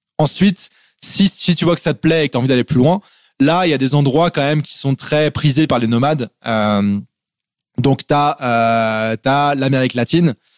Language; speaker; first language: French; native; French